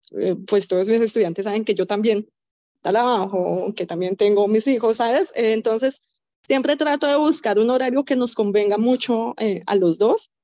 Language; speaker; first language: Spanish; native; Spanish